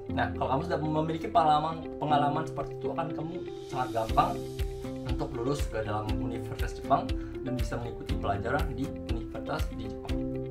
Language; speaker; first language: Indonesian; native; Indonesian